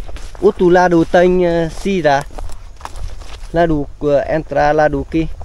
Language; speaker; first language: Portuguese; non-native, learner; Vietnamese